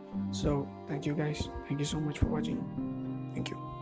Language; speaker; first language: English; non-native, local second language; Tamil